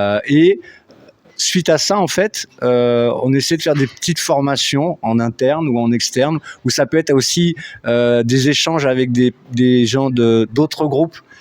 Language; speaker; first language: French; native; French